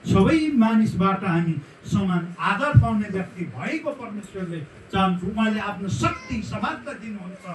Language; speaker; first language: Nepali; non-native, local second language; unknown